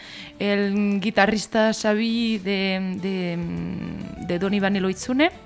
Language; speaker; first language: Spanish; non-native, fluent; French